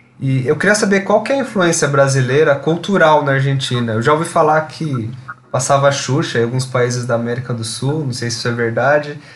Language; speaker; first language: Portuguese; native; Portuguese